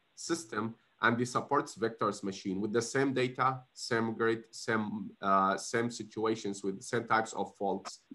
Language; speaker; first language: English; non-native, fluent; Arabic